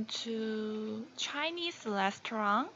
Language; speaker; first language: English; non-native, learner; Korean